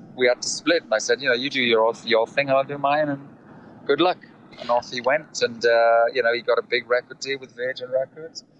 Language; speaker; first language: English; native; English